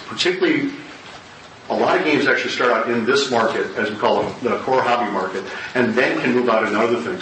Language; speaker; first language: English; native; English